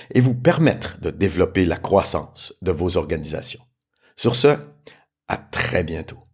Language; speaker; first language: French; native; French